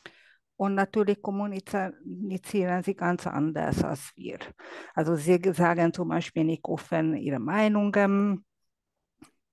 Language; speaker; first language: German; non-native, fluent; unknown